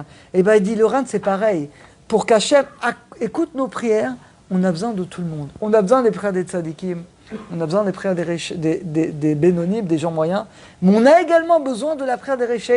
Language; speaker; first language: French; native; French